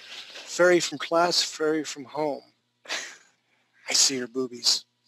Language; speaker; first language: English; native; English